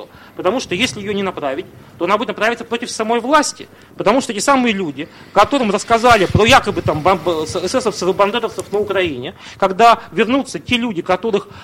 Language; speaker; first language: Russian; native; Russian